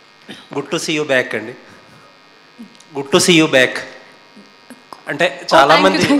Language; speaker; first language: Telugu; native; Telugu